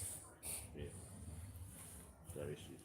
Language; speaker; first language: Spanish; non-native, learner; Romanian